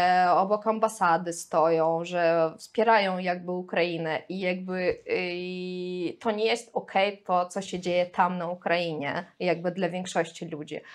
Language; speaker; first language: Polish; non-native, fluent; Russian